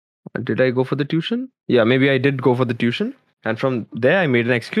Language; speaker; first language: English; non-native, local second language; Bangla